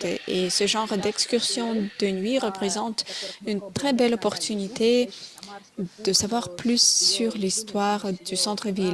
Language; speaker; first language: French; non-native, fluent; Russian